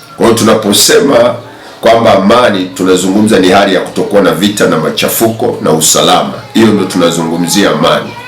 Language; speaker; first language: Swahili; native; Swahili